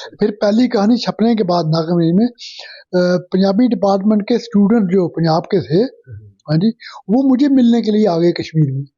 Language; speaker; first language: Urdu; non-native, local second language; Punjabi